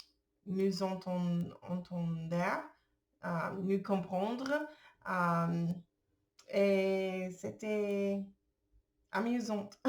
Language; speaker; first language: French; non-native, learner; English